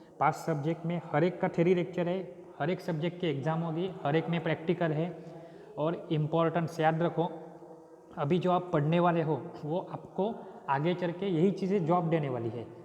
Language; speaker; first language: Hindi; non-native, local second language; Marathi